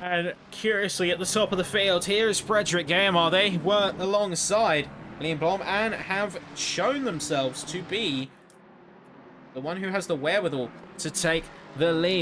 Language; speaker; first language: English; native; English